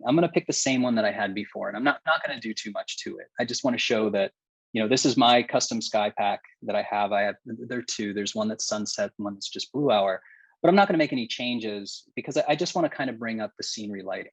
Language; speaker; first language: English; native; English